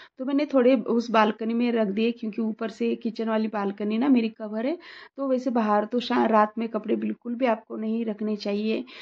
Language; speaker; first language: Hindi; non-native, local second language; Marathi